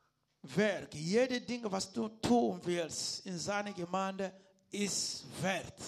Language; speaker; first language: German; non-native, learner; Lingala